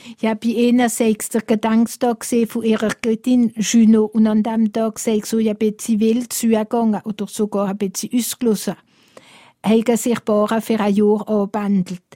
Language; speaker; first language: German; non-native, local second language; Swiss German